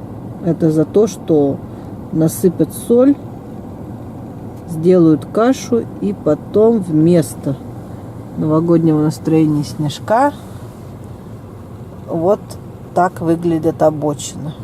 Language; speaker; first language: Russian; native; Russian